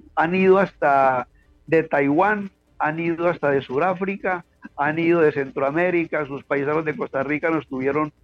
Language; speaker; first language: Spanish; native; Spanish